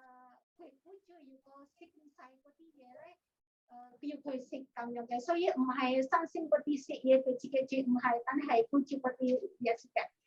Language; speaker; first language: Cantonese; non-native, learner; Indonesian